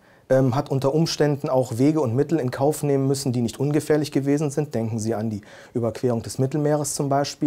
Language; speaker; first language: German; native; German